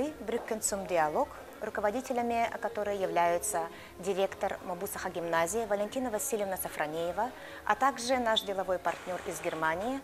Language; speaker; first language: Russian; native; Russian